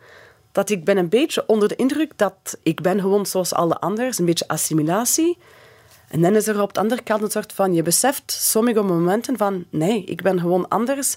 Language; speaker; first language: Dutch; non-native, fluent; English